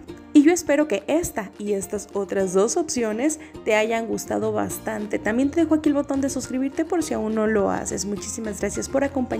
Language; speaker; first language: Spanish; native; Spanish